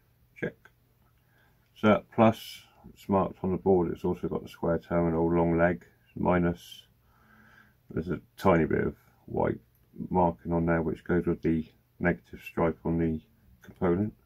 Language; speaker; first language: English; native; English